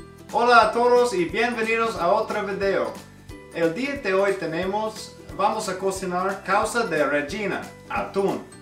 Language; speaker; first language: Spanish; non-native, learner; English